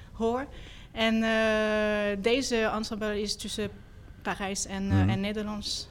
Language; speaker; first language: Dutch; non-native, fluent; French